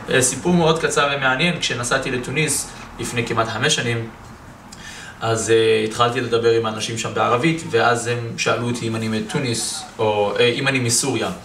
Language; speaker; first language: Hebrew; native; Hebrew